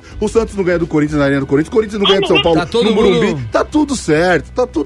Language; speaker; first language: Portuguese; native; Portuguese